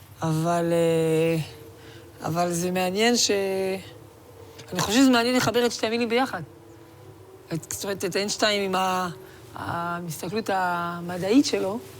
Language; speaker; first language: Hebrew; non-native, fluent; French